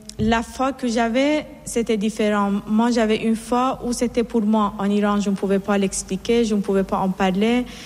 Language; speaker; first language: French; non-native, fluent; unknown